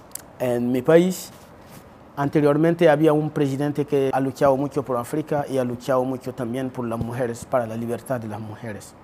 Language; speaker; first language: Spanish; non-native, fluent; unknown